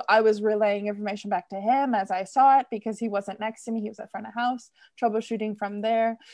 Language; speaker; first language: English; native; English